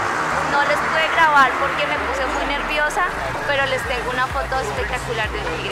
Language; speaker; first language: Spanish; native; Spanish